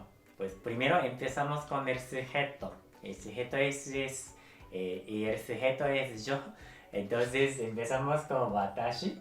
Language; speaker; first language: Spanish; non-native, fluent; Japanese